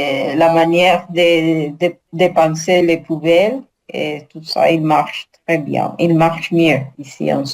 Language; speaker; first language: French; non-native, learner; Spanish